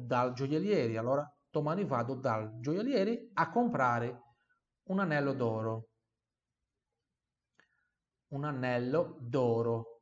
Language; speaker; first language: Italian; non-native, fluent; Portuguese